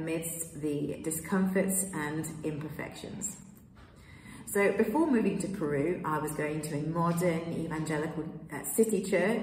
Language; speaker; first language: English; native; English